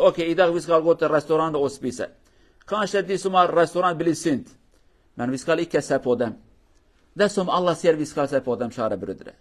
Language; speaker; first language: Norwegian; non-native, learner; Kurdish